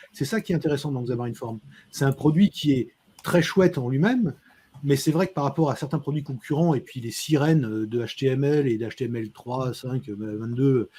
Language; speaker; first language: French; native; French